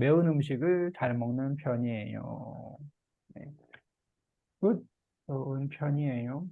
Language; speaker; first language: Korean; native; Korean